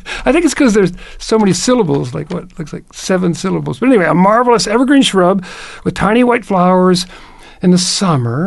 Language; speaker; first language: English; native; English